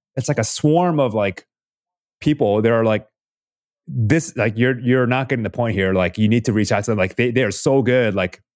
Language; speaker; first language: English; early bilingual, other home language; Korean